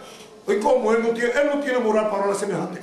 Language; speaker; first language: Spanish; native; Spanish